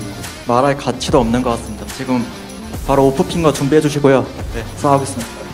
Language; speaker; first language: Korean; native; Korean